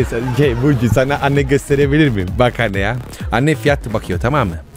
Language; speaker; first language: Turkish; non-native, learner; Italian